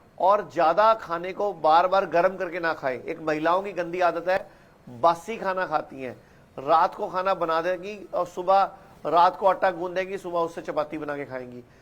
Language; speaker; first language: Hindi; native; Hindi